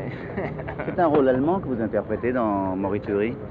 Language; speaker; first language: French; native; French